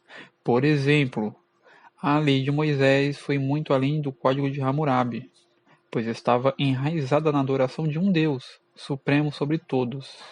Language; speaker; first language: Portuguese; native; Portuguese